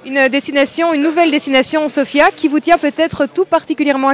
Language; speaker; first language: French; native; French